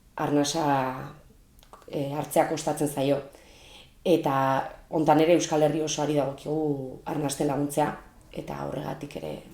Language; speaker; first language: Basque; native; Basque